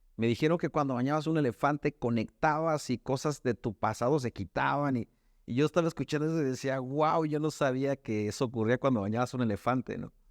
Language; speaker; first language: Spanish; native; Spanish